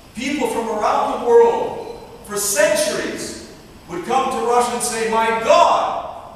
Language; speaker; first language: English; early bilingual, other home language; Russian